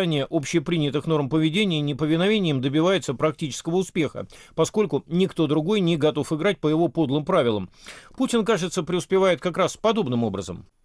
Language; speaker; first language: Russian; native; Russian